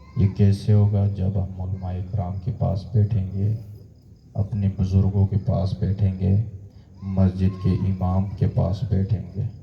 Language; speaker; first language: Urdu; non-native, local second language; Pashto